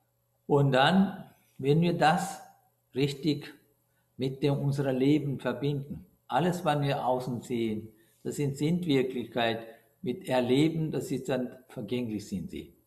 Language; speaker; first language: German; non-native, learner; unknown